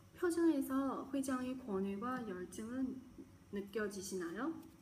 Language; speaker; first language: Korean; non-native, fluent; Chinese